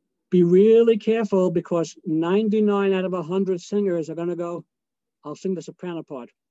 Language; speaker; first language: English; native; English